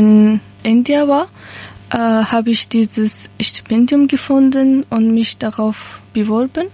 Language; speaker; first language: German; non-native, learner; Persian